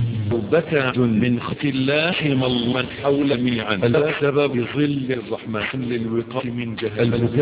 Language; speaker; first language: Arabic; native; Arabic